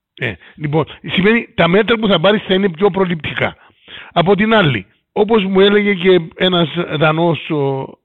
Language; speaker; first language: Greek; native; Greek